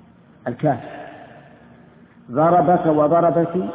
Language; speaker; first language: Arabic; native; Arabic